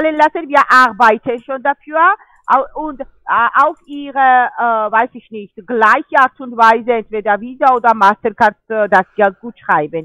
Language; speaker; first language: German; non-native, fluent; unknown